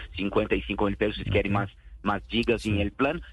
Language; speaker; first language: Spanish; non-native, learner; Portuguese